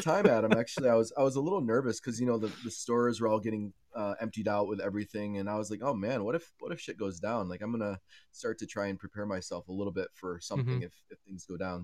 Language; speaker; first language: English; native; English